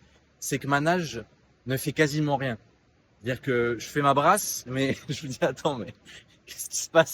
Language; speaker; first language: French; native; French